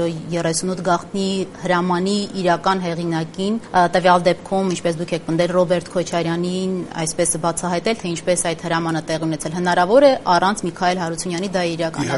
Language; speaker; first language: Armenian; native; Armenian